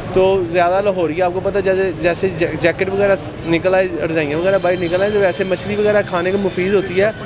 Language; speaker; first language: Urdu; non-native, local second language; Punjabi